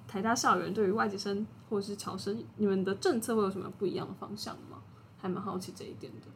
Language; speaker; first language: Chinese; native; Chinese